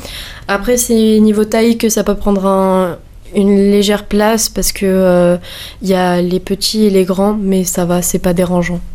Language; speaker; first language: French; native; French